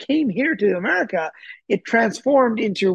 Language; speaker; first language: English; native; English